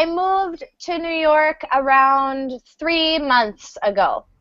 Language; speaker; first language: English; native; English